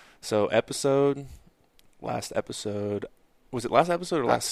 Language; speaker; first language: English; native; English